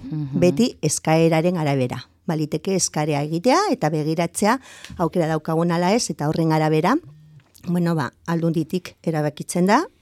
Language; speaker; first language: Basque; non-native, local second language; Spanish